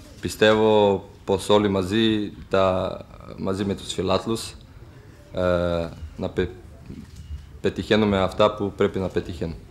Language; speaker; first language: Greek; non-native, fluent; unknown